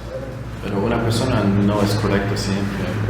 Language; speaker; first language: Spanish; non-native, learner; Korean